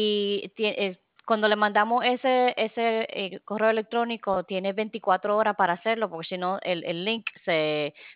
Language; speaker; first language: Spanish; non-native, fluent; English